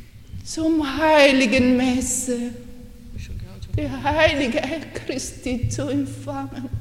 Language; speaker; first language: German; non-native, learner; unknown